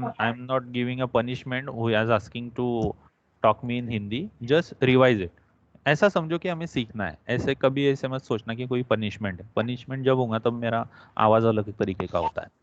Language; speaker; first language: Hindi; non-native, local second language; Marathi